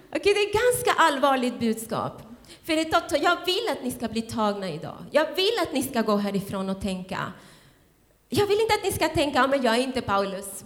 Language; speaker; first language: Swedish; non-native, fluent; Spanish